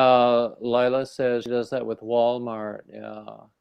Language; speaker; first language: English; native; English